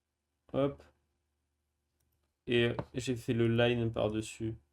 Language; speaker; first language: French; native; French